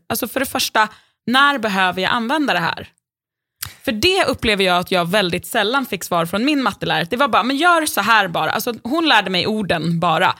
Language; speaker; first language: Swedish; native; Swedish